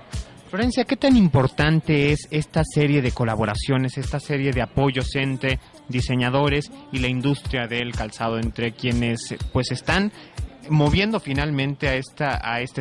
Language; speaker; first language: Spanish; native; Spanish